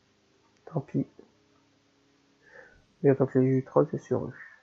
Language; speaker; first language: French; native; French